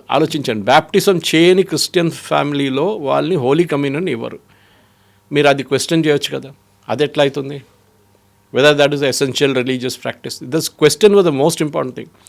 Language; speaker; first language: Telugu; non-native, fluent; Malayalam